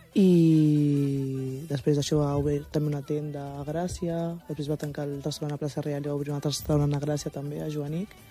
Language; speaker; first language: Catalan; early bilingual, other home language; Wolof